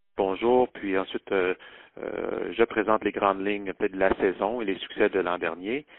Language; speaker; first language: French; native; French